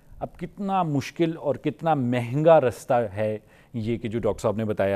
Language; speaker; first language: Urdu; native; Urdu